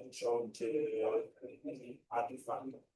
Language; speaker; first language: Italian; non-native, learner; English